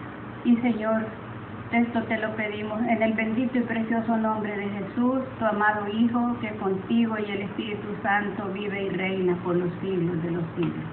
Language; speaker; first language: Spanish; native; Spanish